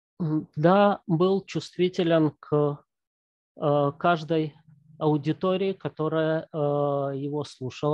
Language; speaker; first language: Russian; native; Russian